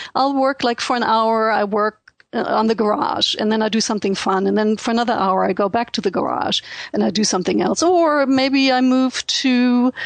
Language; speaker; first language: English; non-native, fluent; German